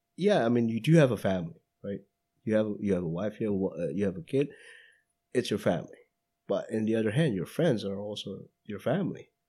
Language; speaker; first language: English; non-native, fluent; Indonesian